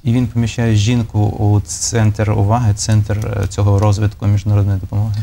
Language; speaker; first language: Ukrainian; native; Ukrainian